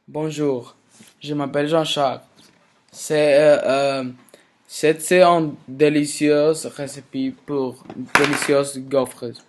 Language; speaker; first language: French; non-native, learner; Spanish